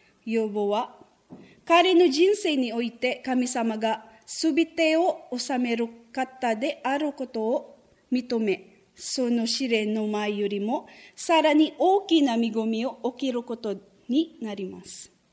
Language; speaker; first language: Japanese; non-native, fluent; Filipino